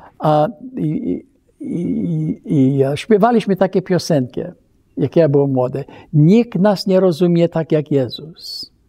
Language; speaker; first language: Polish; early bilingual, heritage; Polish